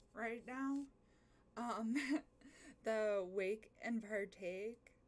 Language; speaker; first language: English; native; English